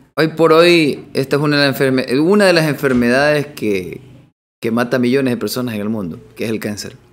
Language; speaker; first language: Spanish; native; Spanish